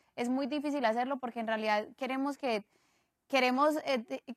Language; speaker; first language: Spanish; native; Spanish